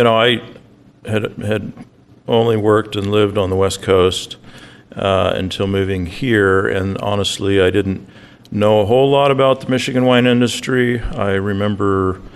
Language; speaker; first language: English; native; English